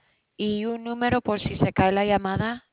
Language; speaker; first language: Spanish; early bilingual, heritage; Spanish